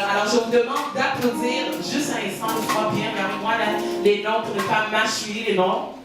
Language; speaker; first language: French; native; French